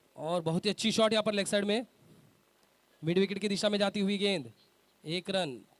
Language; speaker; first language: Hindi; non-native, local second language; Marathi